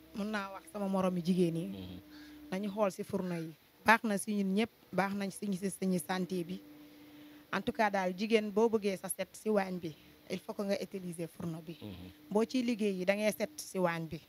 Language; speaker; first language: Wolof; non-native, local second language; Jola-Fonyi